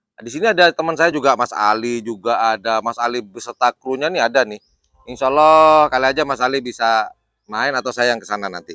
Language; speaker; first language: Indonesian; native; Indonesian